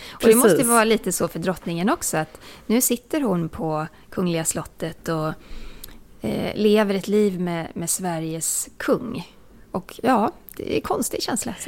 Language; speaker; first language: Swedish; native; Swedish